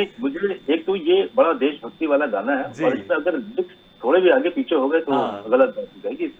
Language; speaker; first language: Hindi; native; Hindi